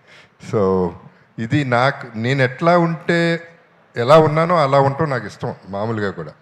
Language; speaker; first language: Telugu; native; Telugu